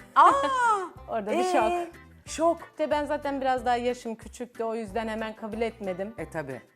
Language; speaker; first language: Turkish; native; Turkish